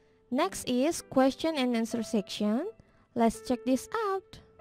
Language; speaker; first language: English; non-native, fluent; Indonesian